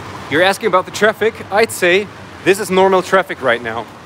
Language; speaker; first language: English; non-native, fluent; German